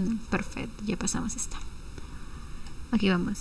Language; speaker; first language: Spanish; native; Spanish